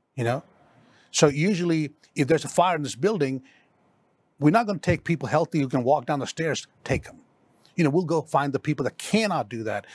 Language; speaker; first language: English; non-native, local second language; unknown